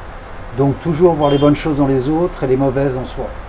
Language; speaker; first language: French; native; French